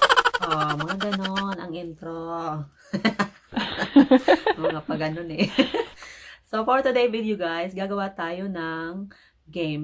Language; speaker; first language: Filipino; non-native, local second language; Bikol